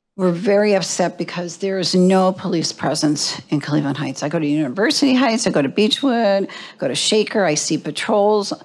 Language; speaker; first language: English; native; English